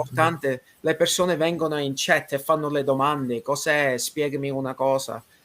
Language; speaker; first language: Italian; non-native, learner; English